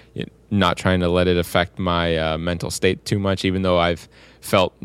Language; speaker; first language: English; native; English